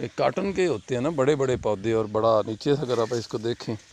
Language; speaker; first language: Urdu; native; Urdu